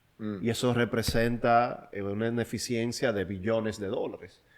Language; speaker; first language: Spanish; native; Spanish